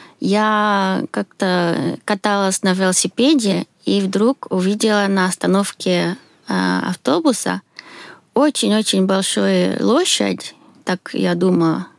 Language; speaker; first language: Russian; non-native, fluent; Swedish